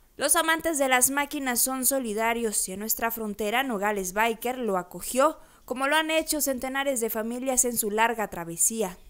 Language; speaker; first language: Spanish; native; Spanish